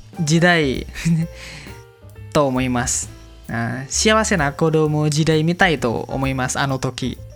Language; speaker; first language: Japanese; non-native, learner; Indonesian